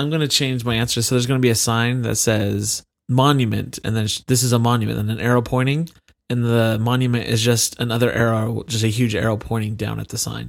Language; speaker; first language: English; native; English